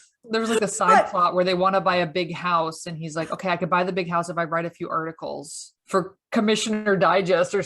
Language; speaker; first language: English; native; English